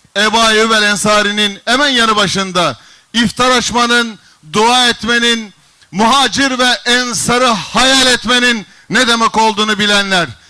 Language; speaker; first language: Turkish; native; Turkish